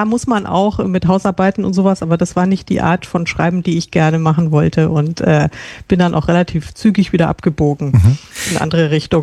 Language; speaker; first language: German; native; German